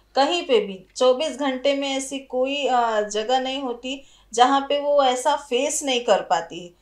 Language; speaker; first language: Hindi; native; Hindi